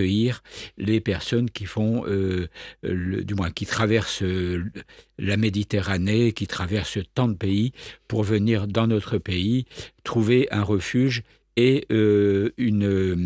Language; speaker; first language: French; native; French